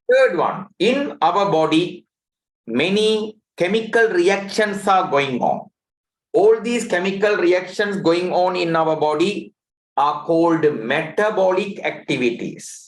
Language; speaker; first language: English; non-native, local second language; Tamil